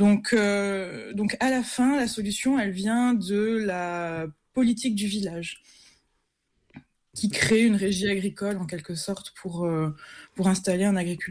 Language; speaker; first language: French; native; French